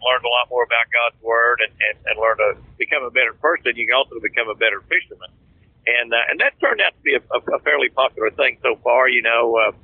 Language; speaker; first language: English; native; English